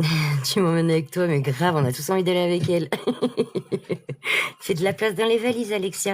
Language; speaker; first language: French; native; French